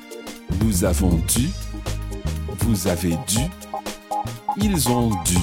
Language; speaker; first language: French; non-native, fluent; English